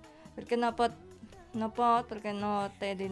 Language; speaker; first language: Catalan; non-native, learner; Indonesian